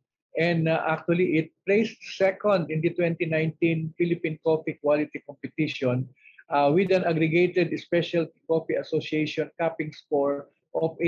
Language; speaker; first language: English; non-native, local second language; Filipino